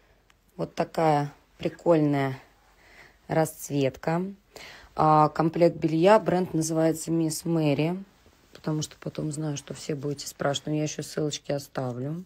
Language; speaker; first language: Russian; native; Russian